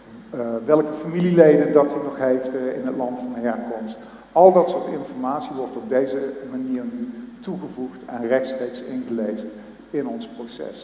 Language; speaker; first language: Dutch; native; Dutch